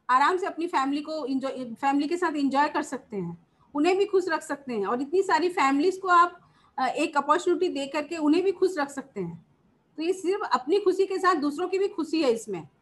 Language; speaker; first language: Hindi; native; Hindi